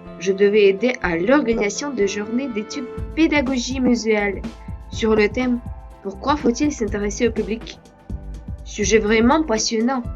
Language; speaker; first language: French; non-native, fluent; Russian